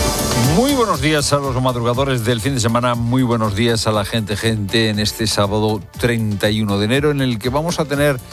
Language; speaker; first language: Spanish; native; Spanish